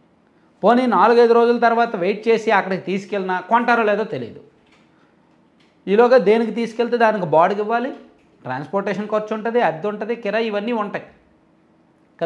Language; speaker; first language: Telugu; native; Telugu